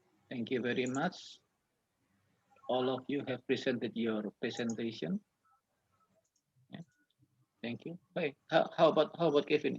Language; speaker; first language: English; non-native, learner; Indonesian